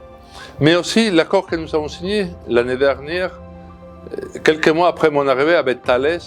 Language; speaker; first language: French; non-native, fluent; Spanish